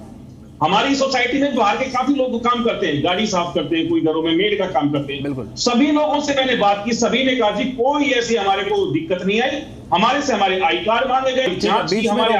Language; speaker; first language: Hindi; native; Hindi